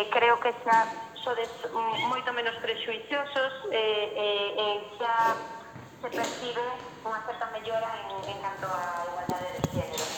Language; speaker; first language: Galician; non-native, local second language; Spanish